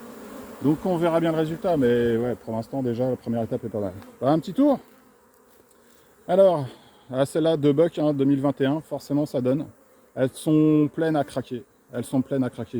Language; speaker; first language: French; native; French